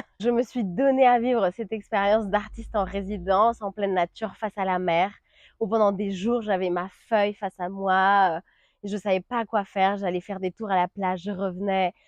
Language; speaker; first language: French; non-native, fluent; Spanish